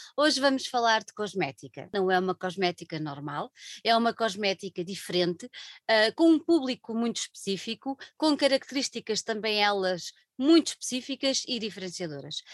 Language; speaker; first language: Portuguese; native; Portuguese